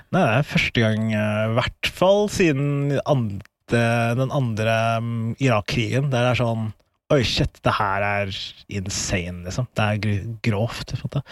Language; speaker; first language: Norwegian; early bilingual, other home language; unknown